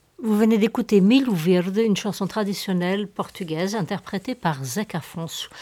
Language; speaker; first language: French; native; French